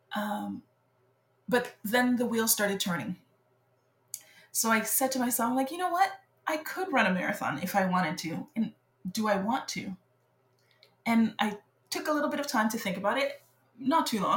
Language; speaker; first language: English; non-native, fluent; French